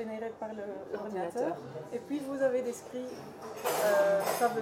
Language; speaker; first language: French; non-native, learner; Dutch